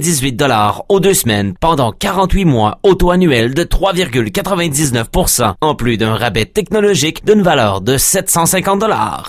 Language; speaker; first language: French; native; French